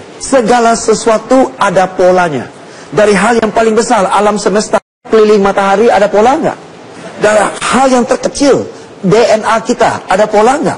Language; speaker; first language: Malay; non-native, local second language; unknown